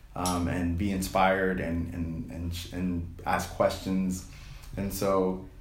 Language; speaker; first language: English; native; English